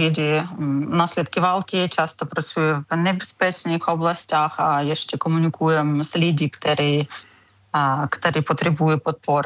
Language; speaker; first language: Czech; non-native, learner; Ukrainian